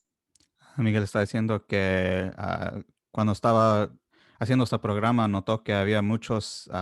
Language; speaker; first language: Spanish; non-native, fluent; English